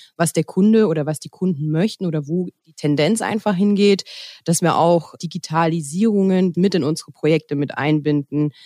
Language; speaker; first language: German; native; German